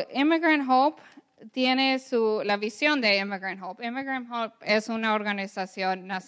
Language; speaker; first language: Spanish; early bilingual, heritage; English